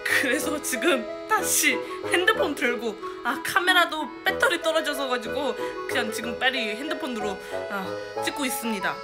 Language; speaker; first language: Korean; non-native, fluent; Chinese